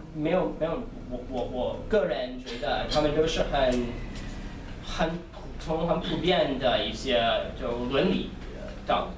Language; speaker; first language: Chinese; non-native, fluent; English